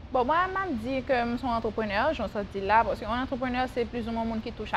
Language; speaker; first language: French; non-native, local second language; Haitian Creole